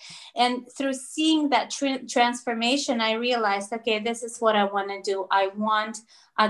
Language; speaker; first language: English; non-native, fluent; Russian